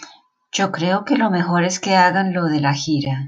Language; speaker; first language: Spanish; native; Spanish